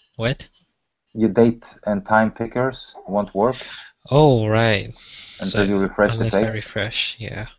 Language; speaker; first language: English; early bilingual, other home language; Polish